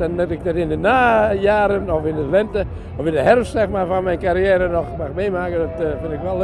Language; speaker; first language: Dutch; native; Dutch